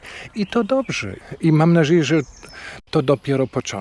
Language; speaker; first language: Polish; non-native, fluent; German